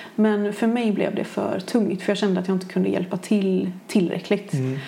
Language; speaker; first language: Swedish; native; Swedish